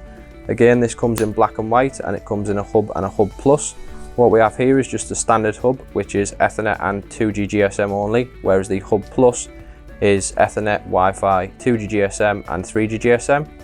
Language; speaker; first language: English; native; English